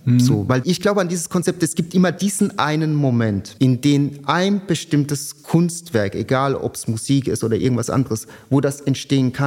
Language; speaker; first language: German; native; German